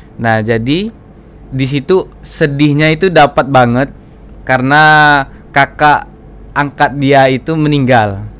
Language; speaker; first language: Indonesian; native; Indonesian